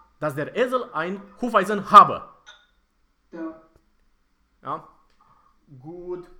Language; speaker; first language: German; non-native, fluent; Romanian